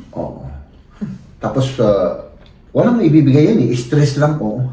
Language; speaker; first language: Filipino; non-native, fluent; German